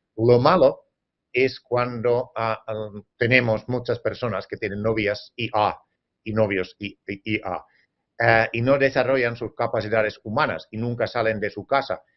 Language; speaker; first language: Spanish; non-native, fluent; Finnish